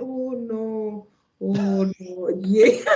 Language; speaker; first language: English; non-native, learner; Spanish